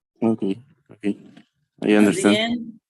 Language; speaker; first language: English; non-native, learner; Spanish